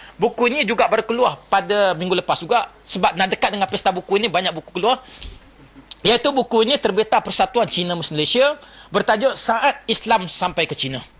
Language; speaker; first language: Malay; non-native, local second language; Chinese